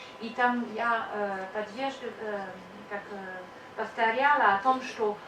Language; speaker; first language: Russian; non-native, learner; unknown